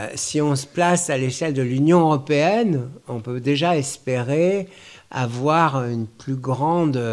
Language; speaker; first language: French; native; French